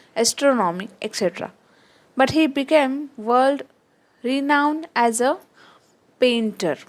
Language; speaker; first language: English; non-native, local second language; Marathi